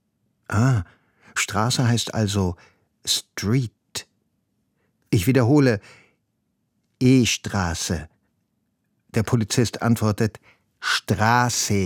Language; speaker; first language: German; non-native, fluent; Persian